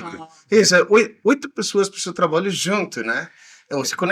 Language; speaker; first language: Portuguese; non-native, learner; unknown